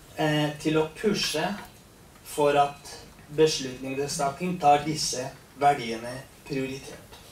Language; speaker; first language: Norwegian; non-native, fluent; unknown